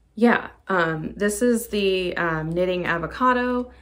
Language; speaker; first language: English; native; English